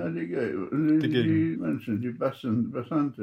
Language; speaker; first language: German; non-native, fluent; Polish